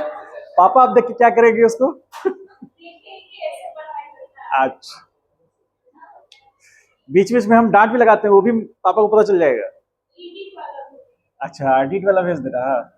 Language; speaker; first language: Hindi; native; Hindi